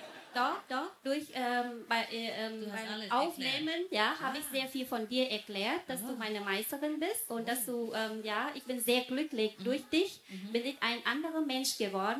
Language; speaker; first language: German; non-native, fluent; Vietnamese